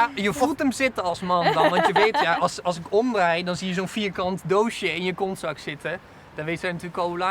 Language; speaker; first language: Dutch; native; Dutch